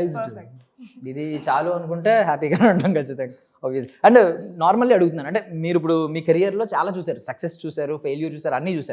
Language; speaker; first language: Telugu; native; Telugu